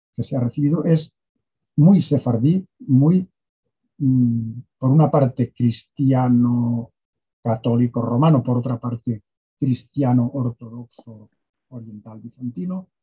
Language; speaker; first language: Spanish; native; Spanish